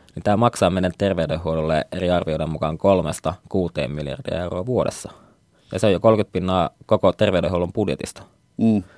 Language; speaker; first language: Finnish; native; Finnish